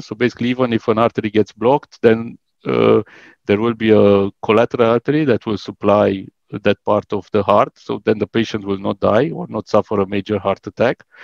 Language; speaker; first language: English; non-native, fluent; Romanian